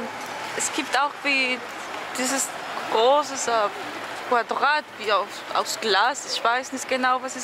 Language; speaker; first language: German; non-native, learner; Spanish